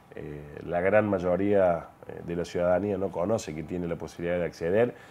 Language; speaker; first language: Spanish; native; Spanish